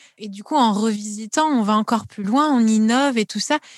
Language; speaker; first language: French; native; French